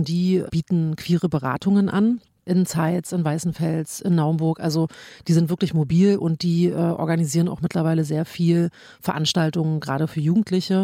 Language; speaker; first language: German; native; German